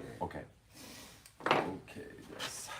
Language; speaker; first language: Japanese; non-native, learner; English